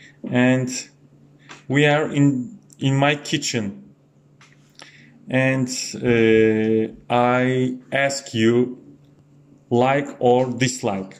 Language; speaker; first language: English; non-native, learner; Turkish